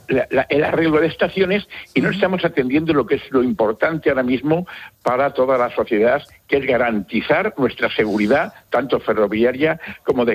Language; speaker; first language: Spanish; native; Spanish